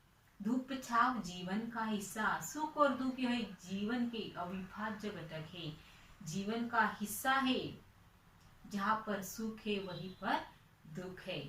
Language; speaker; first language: Hindi; non-native, local second language; Marathi